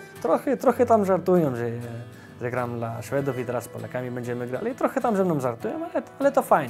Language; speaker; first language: Polish; early bilingual, heritage; Polish